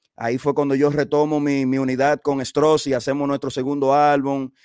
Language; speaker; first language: Spanish; native; Spanish